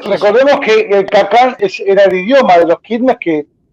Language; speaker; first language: Spanish; native; Spanish